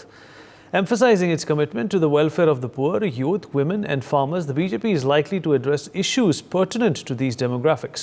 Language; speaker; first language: English; non-native, local second language; Hindi